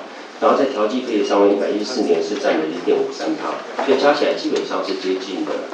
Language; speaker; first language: Chinese; native; Chinese